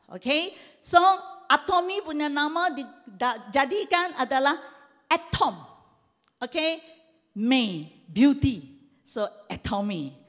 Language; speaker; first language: Malay; non-native, local second language; Chinese